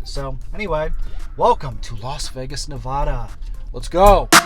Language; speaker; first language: English; native; English